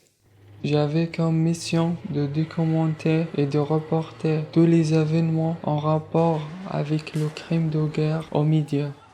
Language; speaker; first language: French; non-native, fluent; Arabic